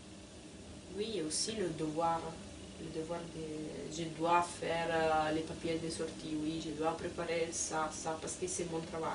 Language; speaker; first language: French; non-native, fluent; Italian